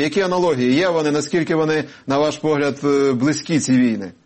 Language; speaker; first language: Ukrainian; native; Ukrainian